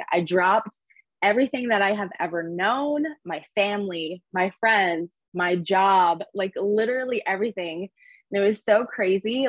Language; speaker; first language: English; native; English